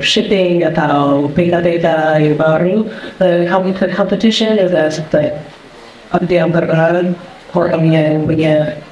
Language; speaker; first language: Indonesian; non-native, fluent; English